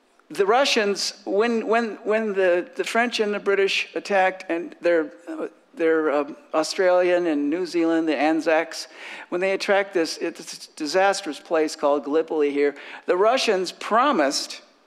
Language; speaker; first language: English; native; English